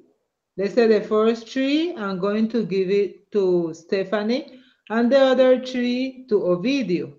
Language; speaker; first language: English; non-native, learner; Spanish